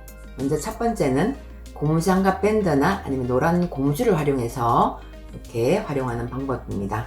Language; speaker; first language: Korean; native; Korean